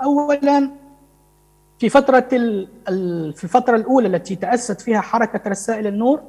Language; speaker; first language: Arabic; native; Arabic